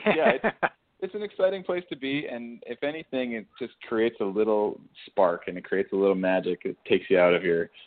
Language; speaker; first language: English; native; English